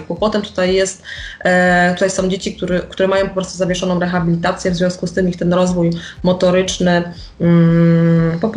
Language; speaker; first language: Polish; native; Polish